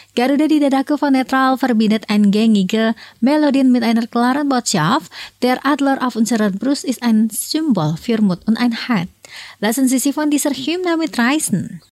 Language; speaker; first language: German; non-native, fluent; Indonesian